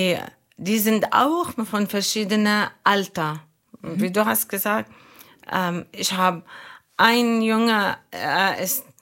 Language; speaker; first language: German; non-native, fluent; Arabic